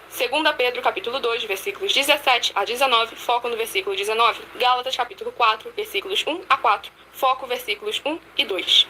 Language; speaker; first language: Portuguese; native; Portuguese